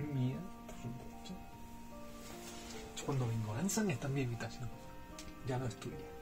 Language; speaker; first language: Spanish; native; Spanish